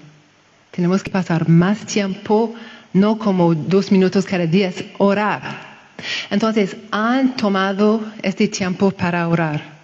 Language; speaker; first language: Spanish; non-native, fluent; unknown